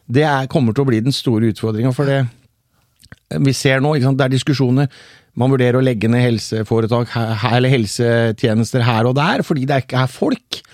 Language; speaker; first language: Norwegian; native; Norwegian